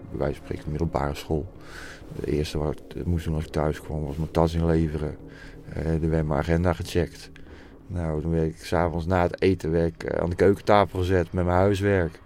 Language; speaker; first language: Dutch; native; Dutch